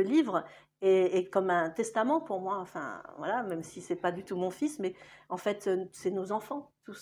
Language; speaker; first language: French; native; French